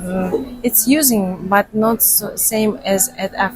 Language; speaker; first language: English; non-native, learner; Russian